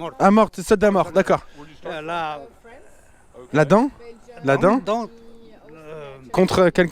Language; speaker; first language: French; native; French